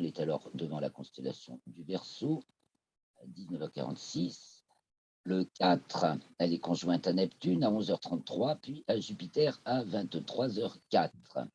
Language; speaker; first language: French; native; French